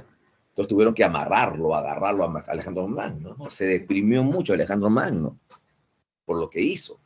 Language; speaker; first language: Spanish; native; Spanish